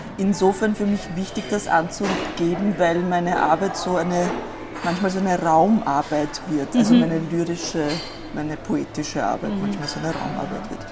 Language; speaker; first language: German; native; German